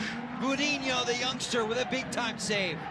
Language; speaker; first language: English; native; English